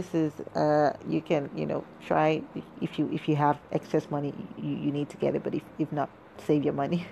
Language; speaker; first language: English; non-native, local second language; Yoruba